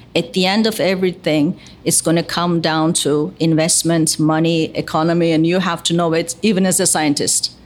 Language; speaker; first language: English; non-native, fluent; Turkish